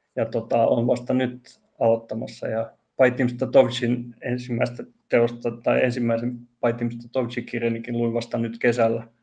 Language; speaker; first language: Finnish; non-native, local second language; Swedish